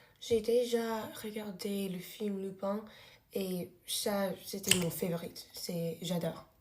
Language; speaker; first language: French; non-native, learner; English